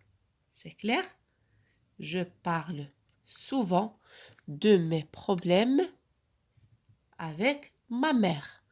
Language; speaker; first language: French; non-native, local second language; Arabic